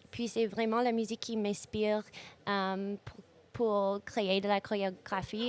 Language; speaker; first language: French; non-native, local second language; English